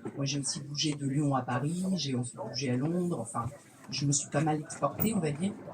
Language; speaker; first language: French; native; French